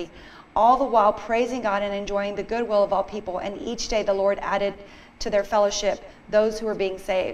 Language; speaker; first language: English; native; English